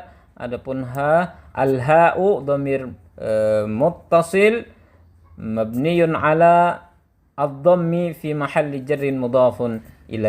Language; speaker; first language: Arabic; non-native, fluent; Indonesian